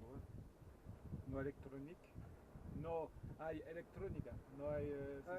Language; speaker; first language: Spanish; non-native, learner; French